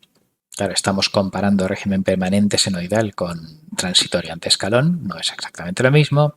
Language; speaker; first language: Spanish; native; Spanish